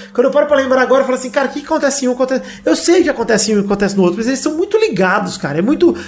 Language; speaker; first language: Portuguese; native; Portuguese